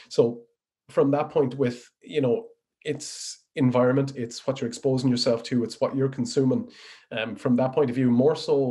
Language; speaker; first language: English; native; English